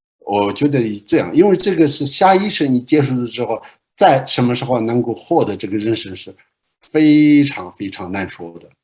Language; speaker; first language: Chinese; non-native, local second language; Tibetan